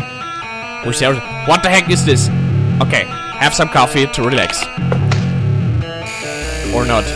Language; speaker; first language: English; non-native, fluent; German